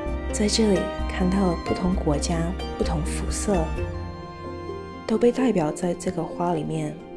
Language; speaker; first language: Chinese; non-native, local second language; English